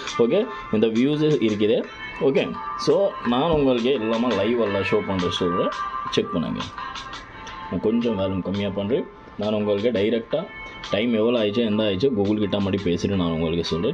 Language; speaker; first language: Tamil; non-native, local second language; Malayalam